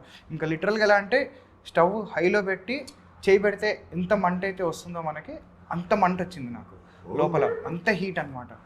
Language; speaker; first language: Telugu; native; Telugu